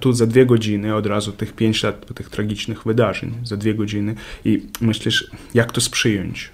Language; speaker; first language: Polish; non-native, learner; Ukrainian